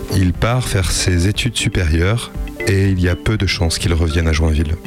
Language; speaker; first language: French; native; French